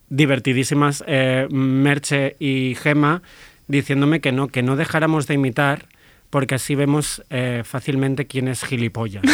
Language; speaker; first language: Spanish; native; Spanish